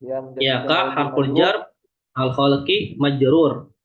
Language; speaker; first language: Arabic; non-native, fluent; Indonesian